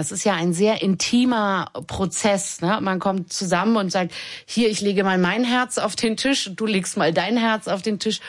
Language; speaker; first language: German; native; German